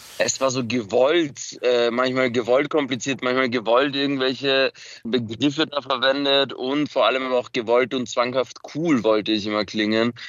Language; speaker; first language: German; early bilingual, other home language; Macedonian